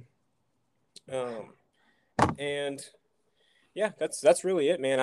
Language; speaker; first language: English; native; English